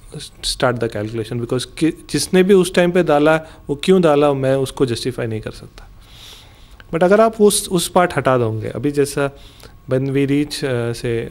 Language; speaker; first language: Hindi; non-native, local second language; Gujarati